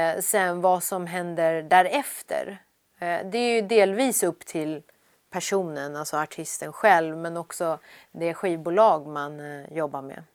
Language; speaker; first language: Swedish; early bilingual, other home language; Persian